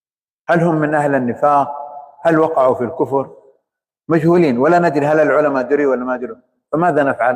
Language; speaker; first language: Arabic; native; Arabic